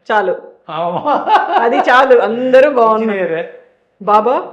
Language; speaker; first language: Telugu; native; Telugu